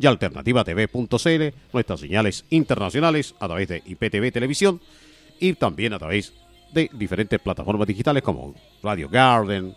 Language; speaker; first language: Spanish; native; Spanish